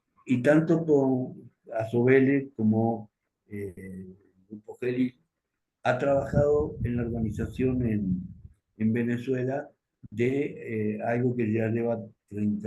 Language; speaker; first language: Spanish; native; Spanish